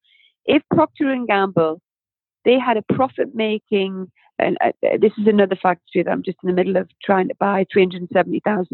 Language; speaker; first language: English; native; English